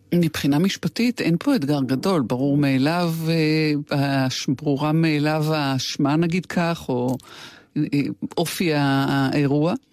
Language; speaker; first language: Hebrew; native; Hebrew